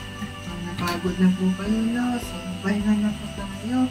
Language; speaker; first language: Filipino; native; Filipino